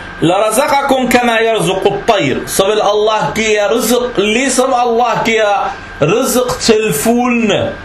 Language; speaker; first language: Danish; non-native, fluent; Arabic